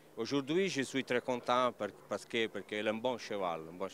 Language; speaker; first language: French; non-native, learner; Italian